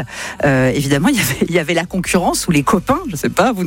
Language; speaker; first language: French; native; French